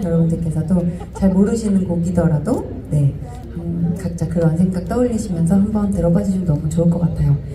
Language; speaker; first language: Korean; native; Korean